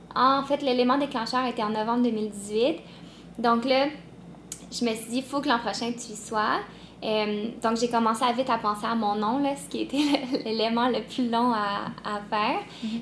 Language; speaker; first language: French; native; French